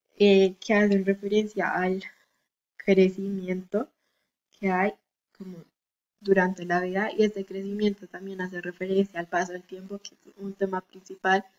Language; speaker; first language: Spanish; native; Spanish